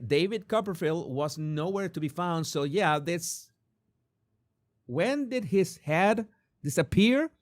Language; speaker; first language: English; non-native, fluent; Spanish